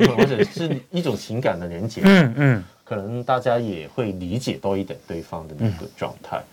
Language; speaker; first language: Chinese; non-native, fluent; Cantonese